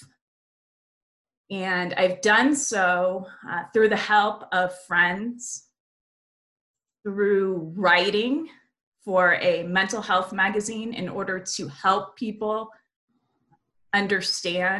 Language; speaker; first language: English; native; English